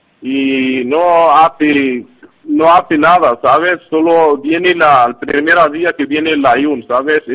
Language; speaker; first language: Spanish; non-native, learner; Arabic